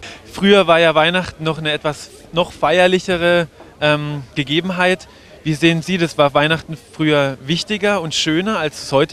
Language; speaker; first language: German; native; German